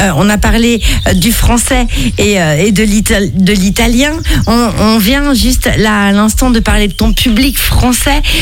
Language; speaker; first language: French; native; French